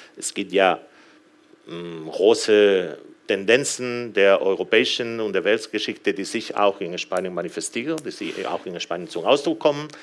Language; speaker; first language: German; non-native, fluent; Spanish